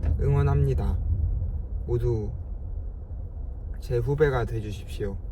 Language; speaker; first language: Korean; native; Korean